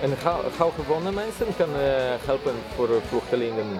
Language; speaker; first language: Dutch; non-native, learner; Polish